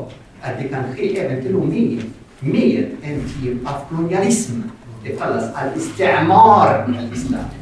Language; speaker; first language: Swedish; non-native, fluent; Arabic